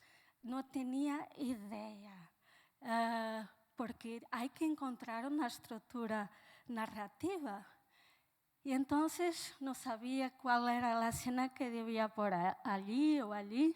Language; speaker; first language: Spanish; non-native, fluent; Portuguese